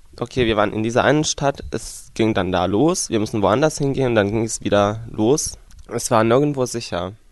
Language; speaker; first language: German; non-native, fluent; Arabic